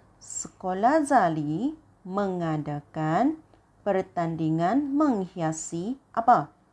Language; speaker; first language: Malay; non-native, local second language; Chinese